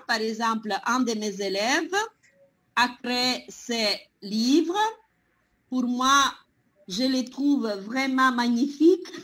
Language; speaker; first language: French; non-native, fluent; Italian